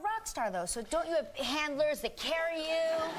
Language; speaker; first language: English; native; English